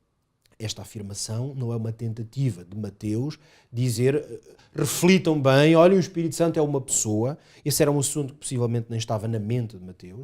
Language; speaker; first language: Portuguese; native; Portuguese